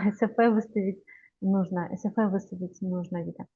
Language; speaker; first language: Russian; non-native, local second language; Kazakh